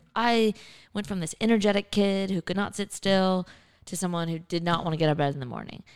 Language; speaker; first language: English; native; English